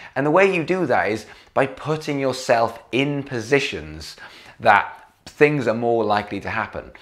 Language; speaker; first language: English; native; English